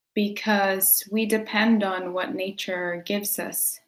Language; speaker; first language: English; early bilingual, other home language; Quechua